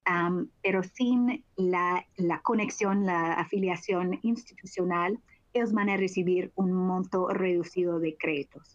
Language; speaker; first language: Spanish; non-native, fluent; English